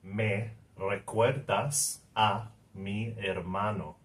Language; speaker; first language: Spanish; non-native, fluent; English